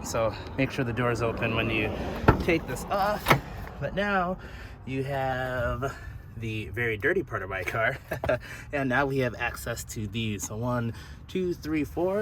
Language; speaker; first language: English; native; English